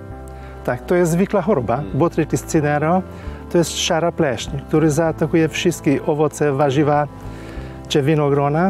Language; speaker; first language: Polish; non-native, fluent; Hungarian